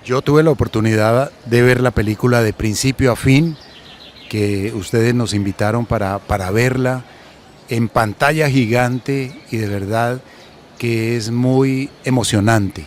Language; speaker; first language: Spanish; native; Spanish